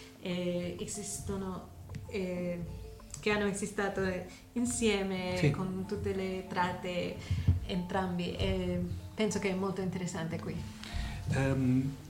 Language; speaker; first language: Italian; non-native, learner; English